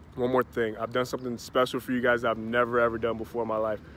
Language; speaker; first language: English; native; English